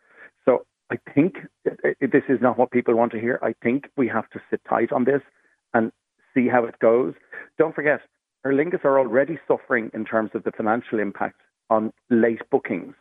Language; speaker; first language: English; native; English